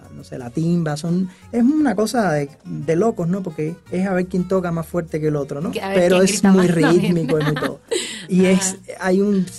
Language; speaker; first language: Spanish; native; Spanish